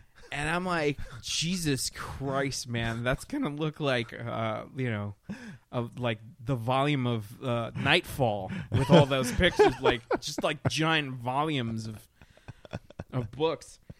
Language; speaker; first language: English; native; English